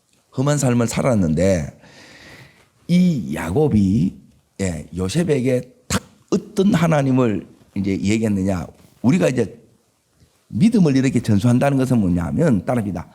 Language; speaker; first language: Korean; native; Korean